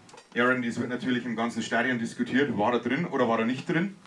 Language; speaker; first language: German; native; German